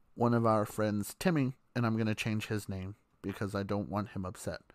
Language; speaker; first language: English; native; English